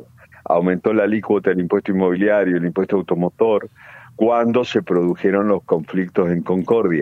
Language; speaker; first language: Spanish; native; Spanish